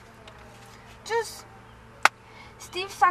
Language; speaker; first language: German; non-native, learner; English